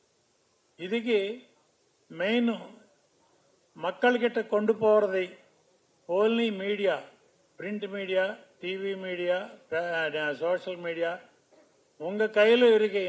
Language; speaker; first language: Tamil; non-native, learner; Telugu